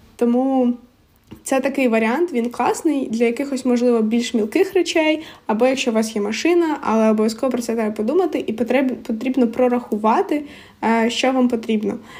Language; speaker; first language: Ukrainian; non-native, local second language; Russian